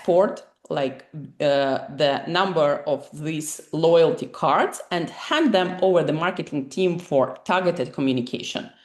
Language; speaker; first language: English; non-native, fluent; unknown